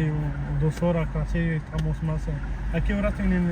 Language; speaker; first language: Spanish; non-native, fluent; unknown